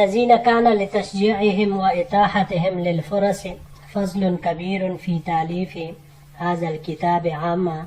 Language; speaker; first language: Arabic; non-native, fluent; Urdu